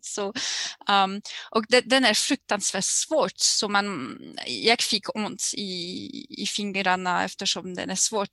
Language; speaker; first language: Swedish; non-native, learner; French